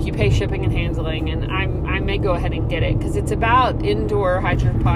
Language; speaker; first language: English; native; English